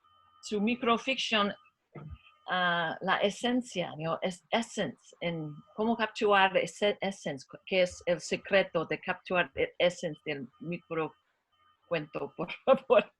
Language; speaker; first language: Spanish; non-native, learner; English